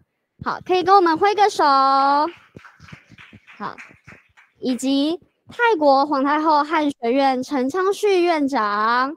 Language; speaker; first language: Chinese; native; Chinese